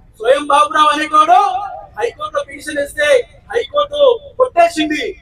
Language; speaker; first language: Telugu; non-native, local second language; Lambadi